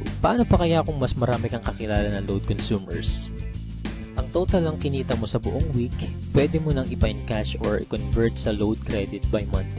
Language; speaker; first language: Filipino; native; Filipino